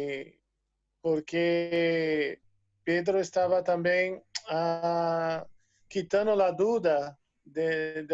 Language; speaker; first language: Spanish; non-native, fluent; Portuguese